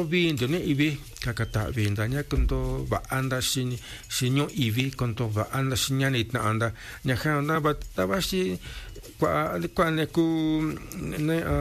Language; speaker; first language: Spanish; non-native, local second language; Mixtepec Mixtec